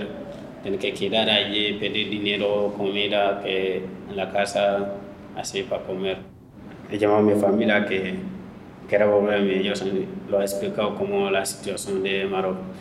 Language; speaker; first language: Spanish; non-native, learner; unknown